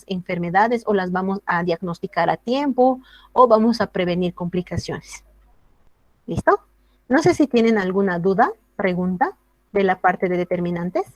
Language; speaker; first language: Spanish; native; Spanish